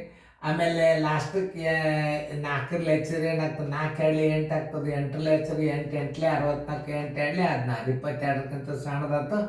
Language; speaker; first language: Kannada; native; Kannada